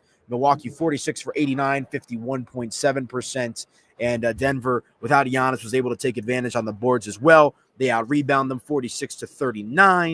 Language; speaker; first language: English; native; English